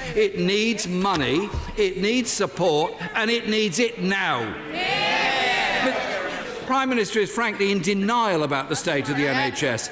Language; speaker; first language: English; native; English